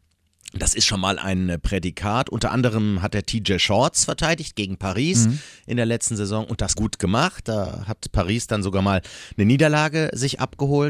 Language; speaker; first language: German; native; German